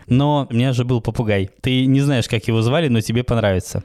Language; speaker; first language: Russian; native; Russian